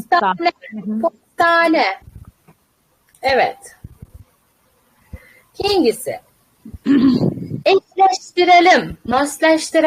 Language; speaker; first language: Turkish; non-native, fluent; Uzbek